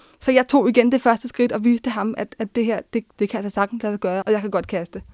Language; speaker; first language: Danish; early bilingual, other home language; Turkish